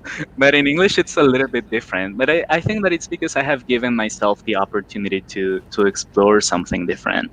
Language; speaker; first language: English; non-native, fluent; Spanish